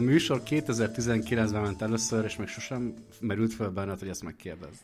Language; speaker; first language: Hungarian; native; Hungarian